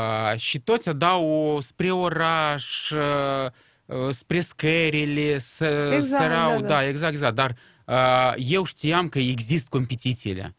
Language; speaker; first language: Romanian; non-native, local second language; Russian